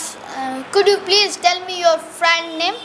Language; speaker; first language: English; non-native, learner; Hindi